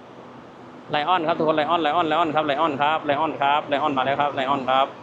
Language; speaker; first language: Thai; non-native, local second language; Lao